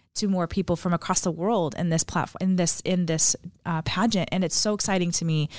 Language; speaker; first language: English; native; English